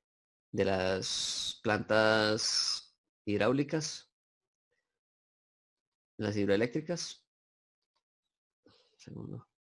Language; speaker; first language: Spanish; native; Spanish